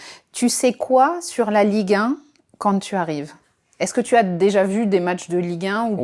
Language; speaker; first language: French; native; French